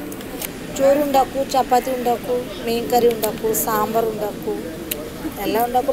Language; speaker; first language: Malayalam; non-native, local second language; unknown